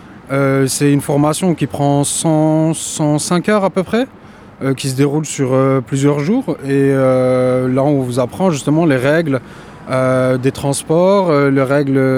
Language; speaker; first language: French; native; French